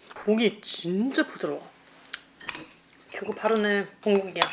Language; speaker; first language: Korean; non-native, fluent; German